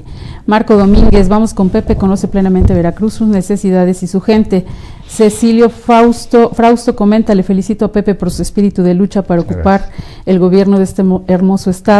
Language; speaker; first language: Spanish; native; Spanish